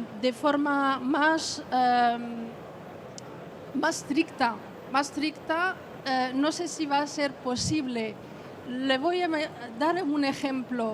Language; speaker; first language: Spanish; non-native, fluent; French